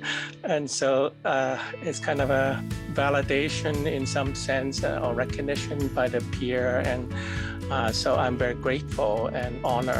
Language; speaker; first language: English; non-native, fluent; Cantonese